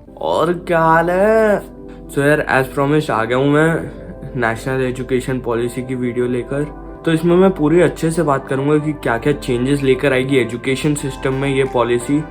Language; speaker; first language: Hindi; native; Hindi